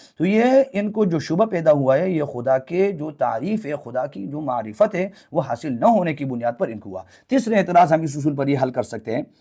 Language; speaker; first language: Urdu; non-native, local second language; Pashto